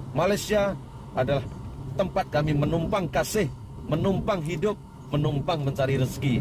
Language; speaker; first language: Malay; non-native, local second language; Javanese